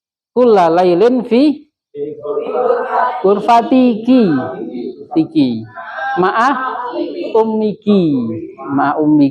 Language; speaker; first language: Arabic; non-native, fluent; Indonesian